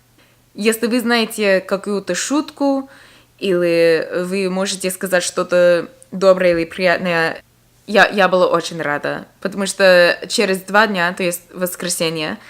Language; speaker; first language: Russian; non-native, fluent; English